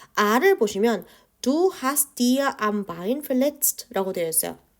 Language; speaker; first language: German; non-native, fluent; Korean